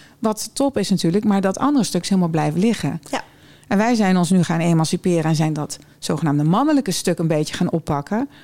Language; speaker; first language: Dutch; early bilingual, other home language; German